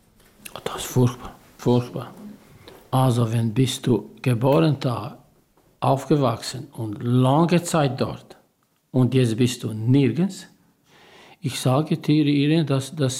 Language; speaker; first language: German; non-native, learner; Albanian